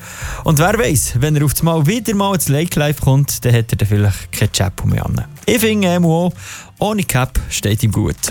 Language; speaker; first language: German; native; German